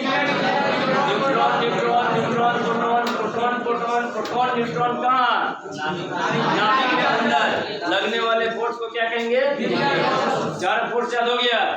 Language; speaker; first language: Hindi; native; Hindi